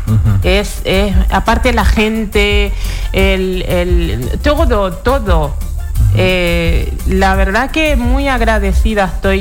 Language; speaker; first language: Spanish; non-native, fluent; Haitian Creole